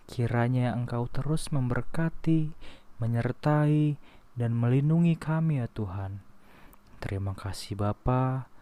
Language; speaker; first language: Indonesian; native; Indonesian